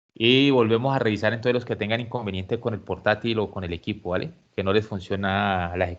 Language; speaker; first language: Spanish; native; Spanish